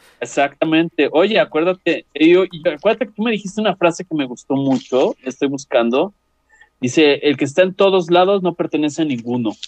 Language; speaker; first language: Spanish; native; Spanish